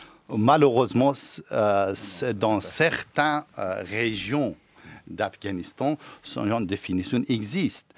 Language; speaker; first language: French; non-native, fluent; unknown